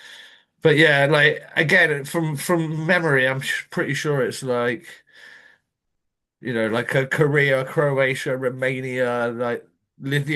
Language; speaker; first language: English; native; English